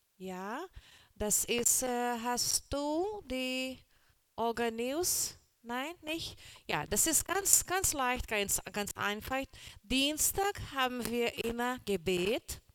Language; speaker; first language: German; non-native, learner; Portuguese